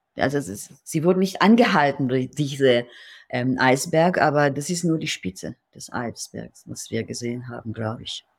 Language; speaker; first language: German; non-native, fluent; Hebrew